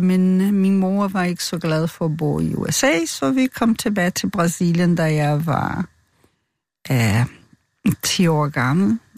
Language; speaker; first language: Danish; non-native, fluent; Portuguese